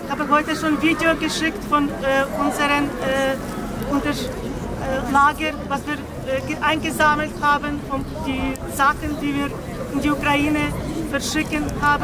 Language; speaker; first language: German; non-native, learner; Ukrainian